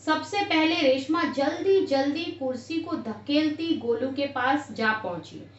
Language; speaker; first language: Hindi; non-native, local second language; Gujarati